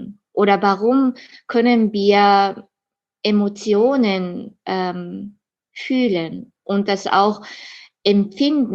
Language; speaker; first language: German; non-native, fluent; Japanese